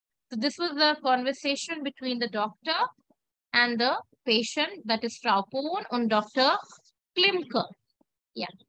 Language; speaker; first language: English; non-native, local second language; Hindi